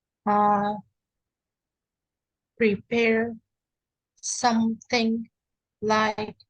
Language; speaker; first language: English; non-native, learner; Vietnamese